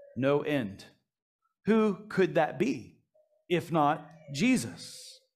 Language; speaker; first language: English; native; English